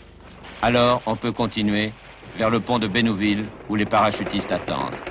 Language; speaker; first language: French; native; French